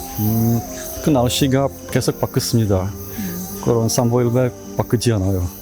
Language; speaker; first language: Korean; non-native, learner; Czech